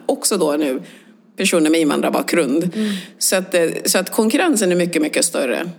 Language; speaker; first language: Swedish; early bilingual, other home language; Swahili